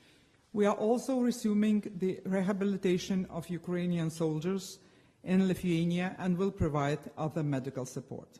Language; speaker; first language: English; non-native, fluent; Lithuanian